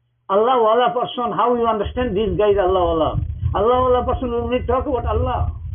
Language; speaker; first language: English; non-native, local second language; Bangla